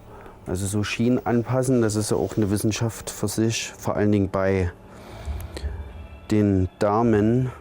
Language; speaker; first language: German; native; German